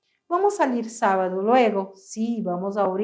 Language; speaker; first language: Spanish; non-native, fluent; Portuguese